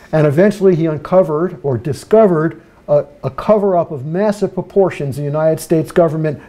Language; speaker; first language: English; native; English